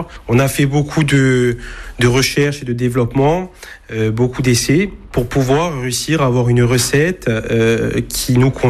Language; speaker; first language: French; native; French